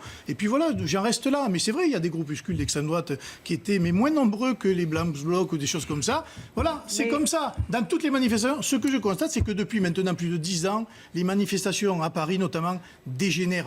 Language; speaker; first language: French; native; French